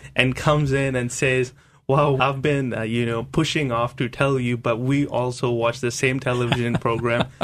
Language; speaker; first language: English; non-native, local second language; Hindi